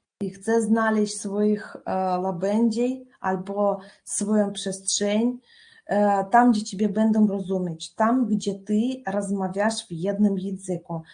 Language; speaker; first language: Polish; non-native, fluent; Russian